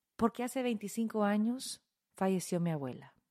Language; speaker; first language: Spanish; early bilingual, heritage; Spanish